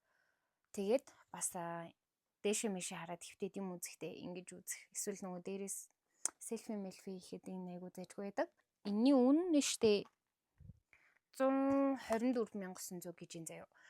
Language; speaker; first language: Mongolian; native; Mongolian